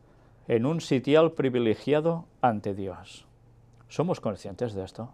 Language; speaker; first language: Spanish; native; Spanish